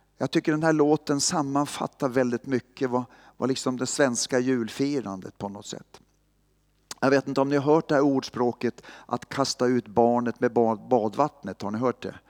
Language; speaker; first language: Swedish; native; Swedish